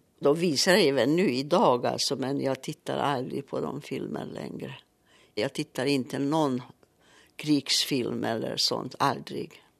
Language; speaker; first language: Swedish; native; Swedish